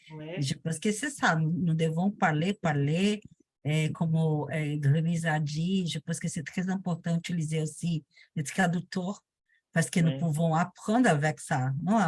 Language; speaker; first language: French; non-native, learner; Portuguese